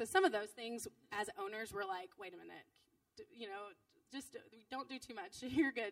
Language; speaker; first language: English; native; English